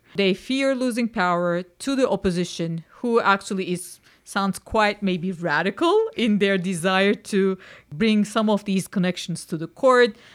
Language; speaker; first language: English; non-native, fluent; Turkish